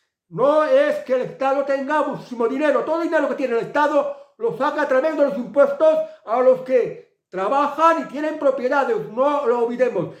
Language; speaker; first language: Spanish; native; Spanish